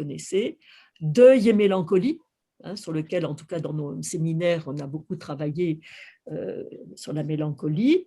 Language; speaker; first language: French; native; French